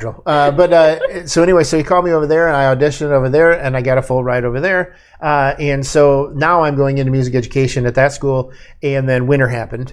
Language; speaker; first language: English; native; English